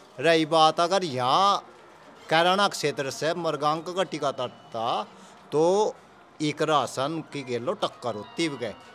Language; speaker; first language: Hindi; native; Hindi